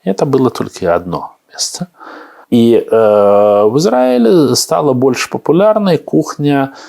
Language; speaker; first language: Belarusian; non-native, learner; Russian